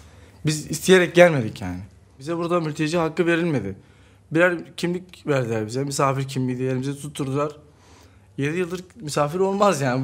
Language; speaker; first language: Turkish; non-native, fluent; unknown